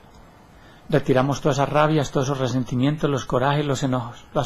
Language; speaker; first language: Spanish; native; Spanish